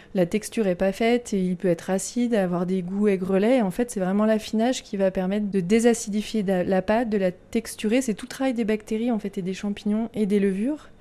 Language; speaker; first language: French; native; French